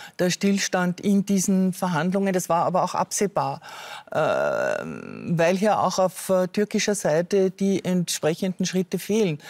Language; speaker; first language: German; native; German